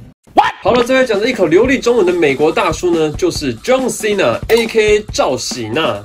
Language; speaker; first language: Chinese; native; Chinese